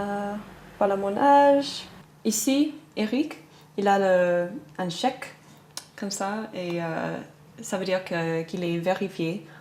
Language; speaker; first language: French; non-native, fluent; English